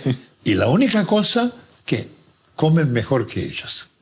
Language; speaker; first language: Spanish; non-native, fluent; Croatian